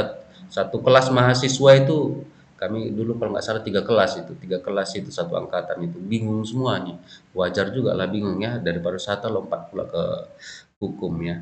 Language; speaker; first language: Indonesian; native; Indonesian